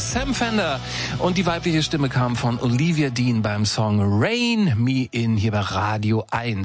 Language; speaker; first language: German; native; German